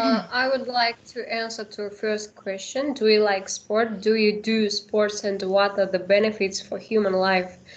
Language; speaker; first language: English; non-native, learner; Kazakh